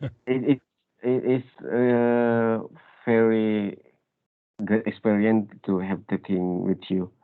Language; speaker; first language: English; non-native, learner; Indonesian